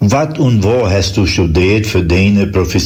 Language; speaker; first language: German; non-native, learner; Low German